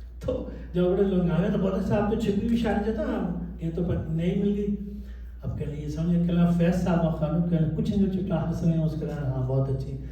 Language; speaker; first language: Urdu; native; Urdu